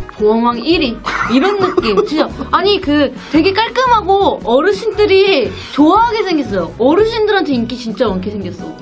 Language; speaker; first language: Korean; native; Korean